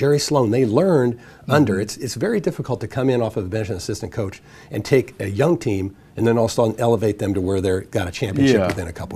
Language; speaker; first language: English; native; English